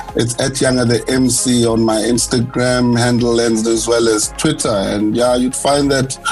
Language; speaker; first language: English; non-native, local second language; Zulu